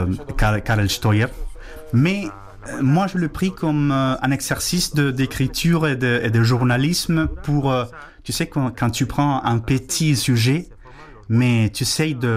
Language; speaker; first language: French; non-native, fluent; Spanish